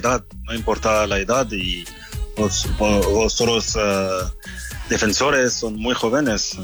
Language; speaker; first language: Spanish; non-native, fluent; French